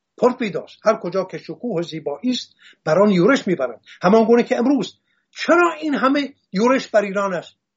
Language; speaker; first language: Persian; non-native, local second language; Assyrian Neo-Aramaic